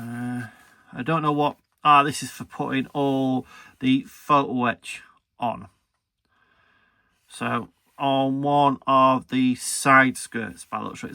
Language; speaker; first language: English; native; English